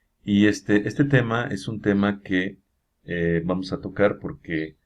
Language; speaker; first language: Spanish; native; Spanish